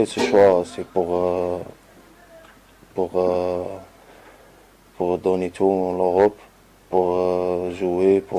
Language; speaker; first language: French; non-native, learner; Arabic